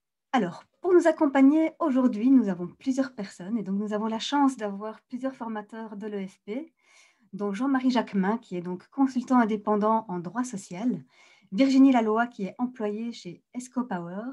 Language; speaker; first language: French; native; French